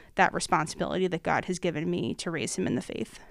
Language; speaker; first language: English; native; English